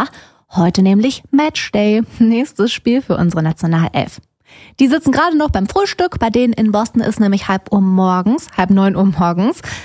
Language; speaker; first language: German; native; German